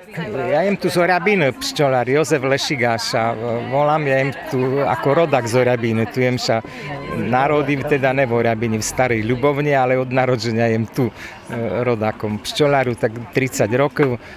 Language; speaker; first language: Slovak; non-native, local second language; Rusyn